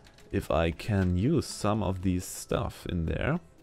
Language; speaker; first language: English; non-native, learner; German